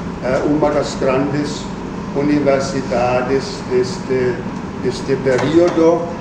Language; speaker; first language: Portuguese; non-native, fluent; German